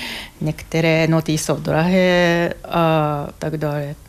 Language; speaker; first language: Czech; non-native, fluent; Japanese